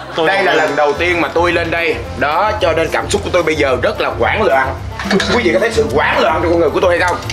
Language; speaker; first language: Vietnamese; native; Vietnamese